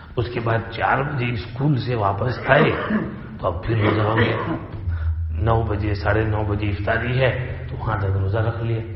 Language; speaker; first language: Urdu; non-native, local second language; Gujarati